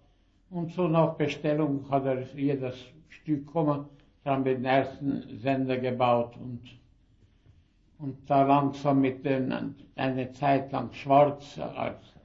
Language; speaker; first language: German; early bilingual, heritage; German